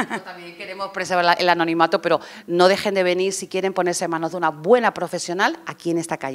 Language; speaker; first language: Spanish; native; Spanish